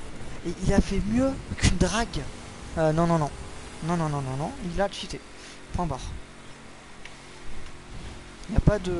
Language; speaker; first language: French; native; French